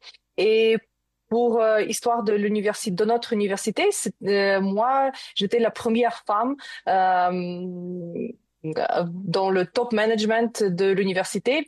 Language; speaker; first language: French; non-native, learner; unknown